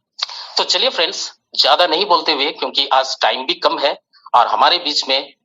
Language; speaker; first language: Hindi; native; Hindi